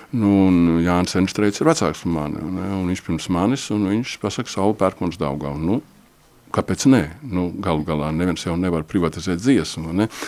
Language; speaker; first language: Latvian; native; Latvian